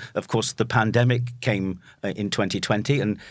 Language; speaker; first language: English; native; English